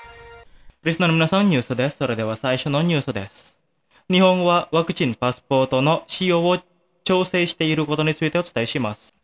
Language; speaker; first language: Japanese; non-native, fluent; Indonesian